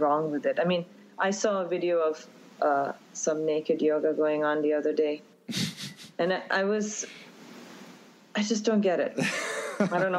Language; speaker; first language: English; native; English